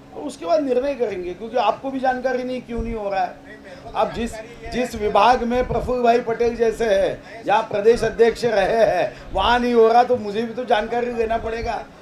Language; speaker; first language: Hindi; non-native, local second language; Marathi